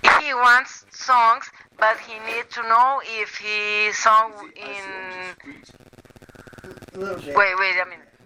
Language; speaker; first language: English; non-native, learner; Spanish